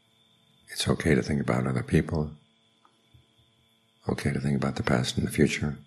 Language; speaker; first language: English; native; English